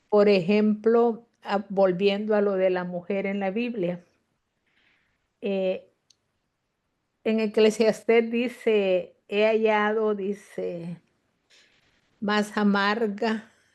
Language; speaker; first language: Spanish; native; Spanish